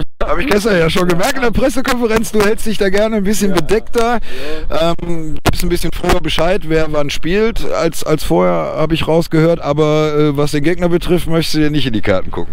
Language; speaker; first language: German; native; German